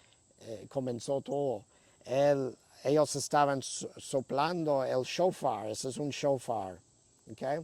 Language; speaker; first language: Spanish; non-native, fluent; English